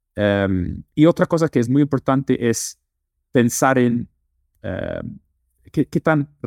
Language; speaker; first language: Spanish; non-native, fluent; Dutch